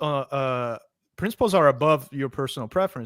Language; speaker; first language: English; native; English